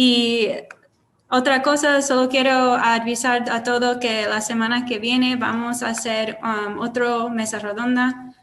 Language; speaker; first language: Spanish; non-native, learner; English